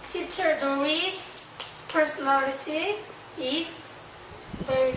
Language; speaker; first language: English; non-native, learner; Korean